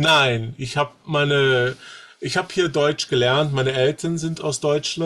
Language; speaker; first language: German; early bilingual, heritage; German